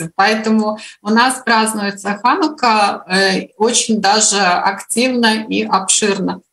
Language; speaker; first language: Russian; native; Russian